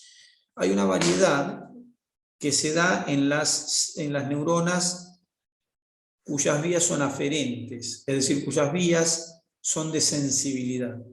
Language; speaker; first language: Spanish; native; Spanish